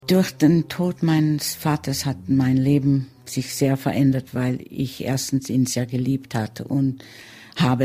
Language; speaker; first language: German; early bilingual, heritage; German